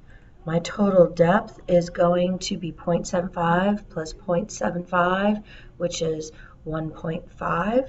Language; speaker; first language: English; native; English